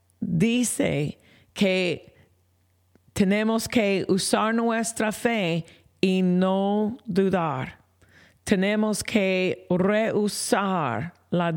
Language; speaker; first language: Spanish; non-native, fluent; English